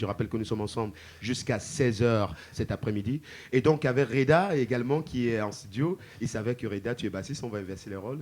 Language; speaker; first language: French; native; French